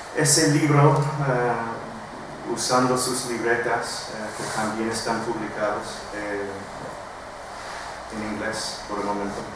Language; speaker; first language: Spanish; non-native, fluent; English